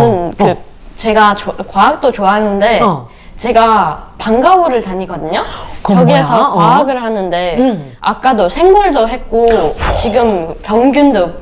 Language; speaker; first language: Korean; early bilingual, other home language; English